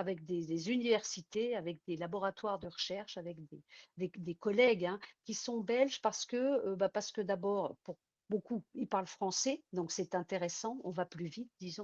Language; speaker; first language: French; native; French